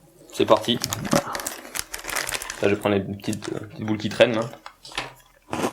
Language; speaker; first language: French; native; French